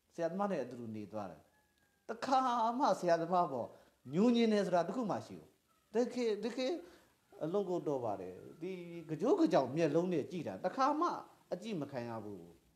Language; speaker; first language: Burmese; native; Burmese